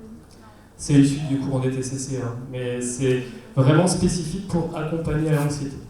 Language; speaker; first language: French; native; French